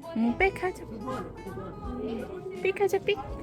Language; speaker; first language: Korean; non-native, learner; Cebuano